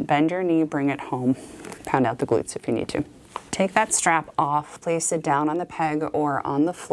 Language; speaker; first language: English; native; English